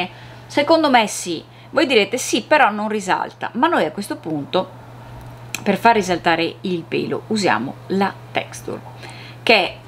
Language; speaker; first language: Italian; native; Italian